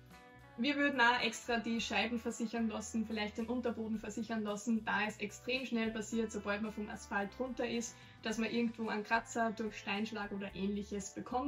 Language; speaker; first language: German; native; German